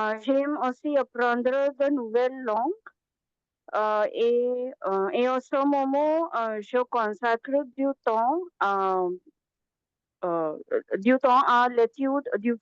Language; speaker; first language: French; non-native, learner; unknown